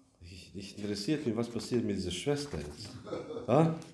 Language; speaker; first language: German; non-native, learner; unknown